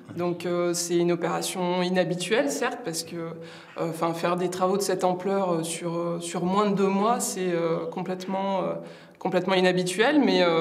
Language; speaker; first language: French; native; French